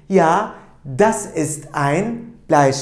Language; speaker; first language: German; non-native, fluent; Turkish